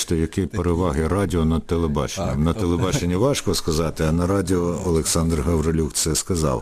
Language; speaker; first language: Ukrainian; native; Ukrainian